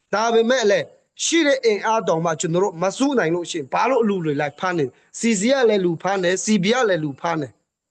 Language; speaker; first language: Burmese; non-native, local second language; Hakha Chin